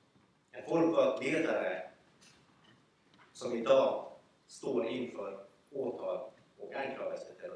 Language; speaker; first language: Swedish; early bilingual, other home language; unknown